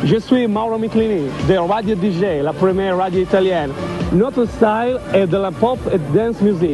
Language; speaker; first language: French; non-native, learner; Italian